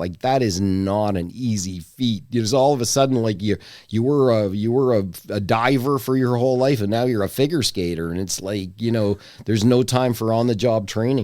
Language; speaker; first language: English; native; English